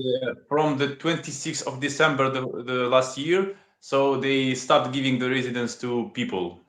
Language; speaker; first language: English; non-native, learner; Russian